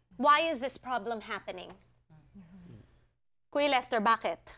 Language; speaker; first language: English; non-native, local second language; Filipino